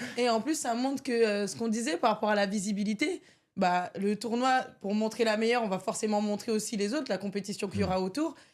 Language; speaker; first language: French; native; French